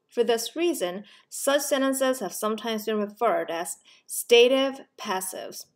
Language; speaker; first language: English; non-native, fluent; Korean